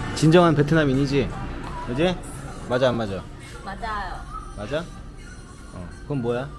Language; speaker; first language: Korean; native; Korean